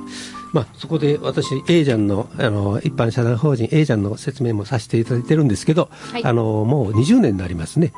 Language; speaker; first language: Japanese; native; Japanese